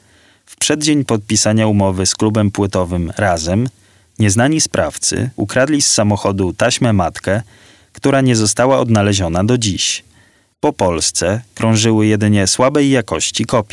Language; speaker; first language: Polish; native; Polish